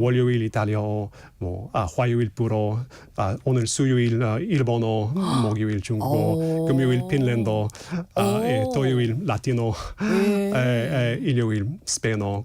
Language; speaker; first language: Korean; non-native, fluent; English